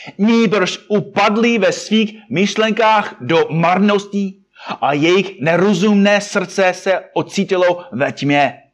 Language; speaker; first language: Czech; non-native, fluent; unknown